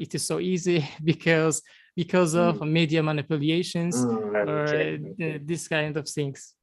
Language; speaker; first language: English; non-native, learner; Azerbaijani